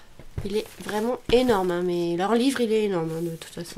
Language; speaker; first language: French; native; French